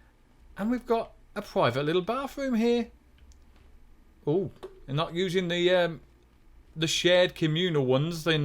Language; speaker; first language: English; native; English